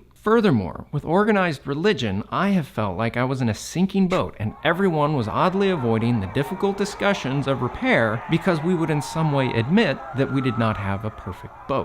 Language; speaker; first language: English; native; English